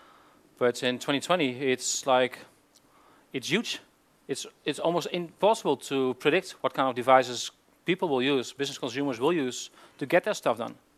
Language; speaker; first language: English; non-native, fluent; Dutch